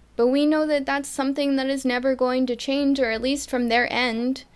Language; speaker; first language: English; native; English